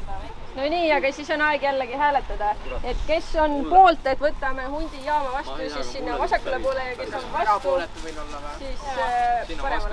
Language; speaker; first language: Estonian; native; Estonian